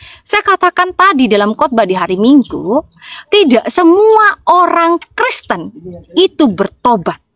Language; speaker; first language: Indonesian; non-native, local second language; Madurese